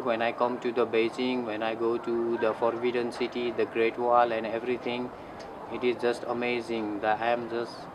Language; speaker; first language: English; non-native, fluent; Nepali